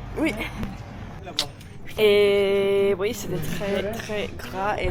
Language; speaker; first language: French; non-native, learner; English